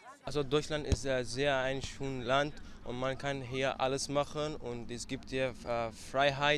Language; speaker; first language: German; non-native, learner; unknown